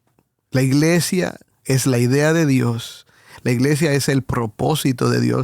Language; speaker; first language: Spanish; native; Spanish